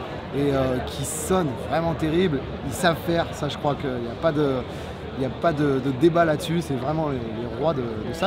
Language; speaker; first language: French; native; French